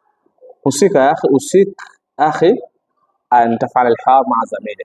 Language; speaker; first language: Arabic; non-native, fluent; Swahili